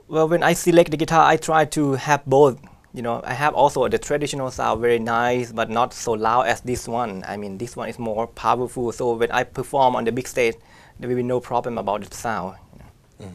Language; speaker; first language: English; non-native, fluent; Thai